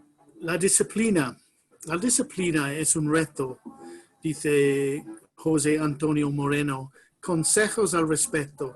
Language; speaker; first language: Spanish; non-native, fluent; English